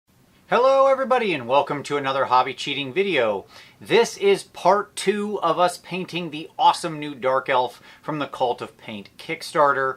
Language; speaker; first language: English; native; English